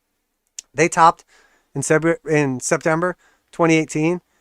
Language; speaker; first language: English; native; English